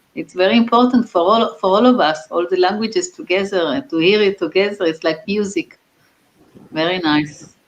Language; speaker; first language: English; non-native, fluent; Hebrew